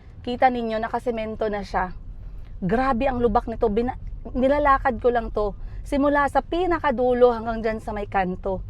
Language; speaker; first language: Filipino; non-native, local second language; Cebuano